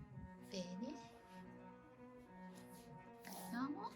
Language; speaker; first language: Italian; non-native, fluent; Japanese